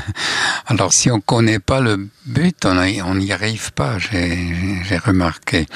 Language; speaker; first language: French; non-native, fluent; German